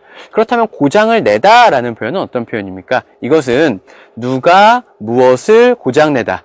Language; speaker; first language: Korean; native; Korean